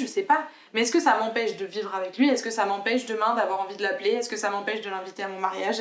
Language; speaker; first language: French; native; French